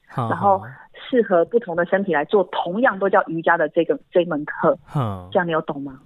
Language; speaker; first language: Chinese; native; Chinese